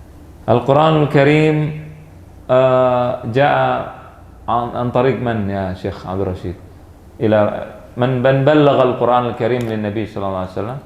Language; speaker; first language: Arabic; non-native, fluent; Indonesian